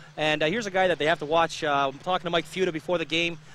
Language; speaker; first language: English; native; English